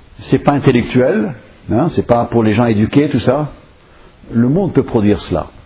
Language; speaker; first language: French; non-native, fluent; English